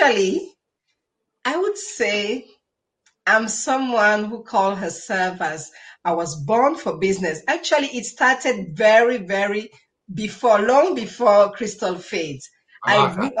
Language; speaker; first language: English; non-native, local second language; French